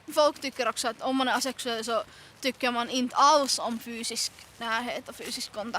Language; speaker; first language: Swedish; non-native, local second language; Finnish